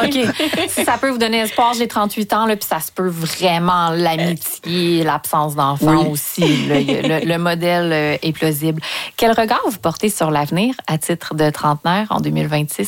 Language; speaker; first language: French; native; French